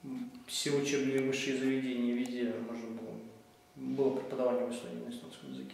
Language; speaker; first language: Russian; native; Russian